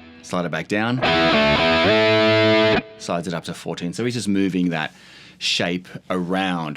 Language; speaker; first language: English; native; English